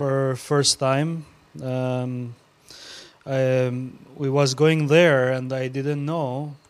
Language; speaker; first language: English; non-native, learner; Albanian